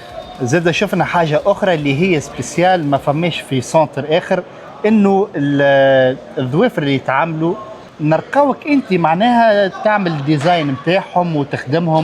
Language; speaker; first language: Arabic; native; Arabic